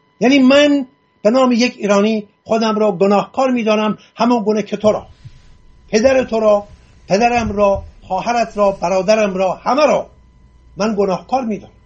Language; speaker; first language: Persian; non-native, local second language; Assyrian Neo-Aramaic